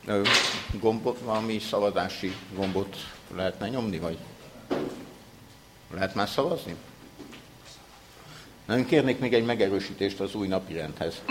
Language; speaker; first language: Hungarian; native; Hungarian